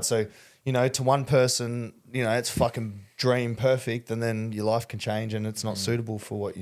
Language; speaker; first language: English; native; English